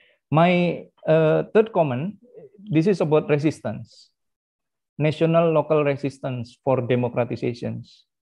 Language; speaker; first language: English; non-native, fluent; Indonesian